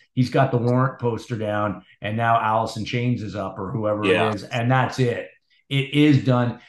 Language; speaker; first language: English; native; English